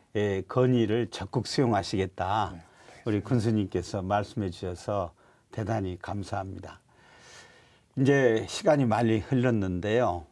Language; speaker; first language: Korean; native; Korean